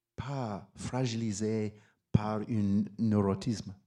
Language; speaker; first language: French; non-native, fluent; English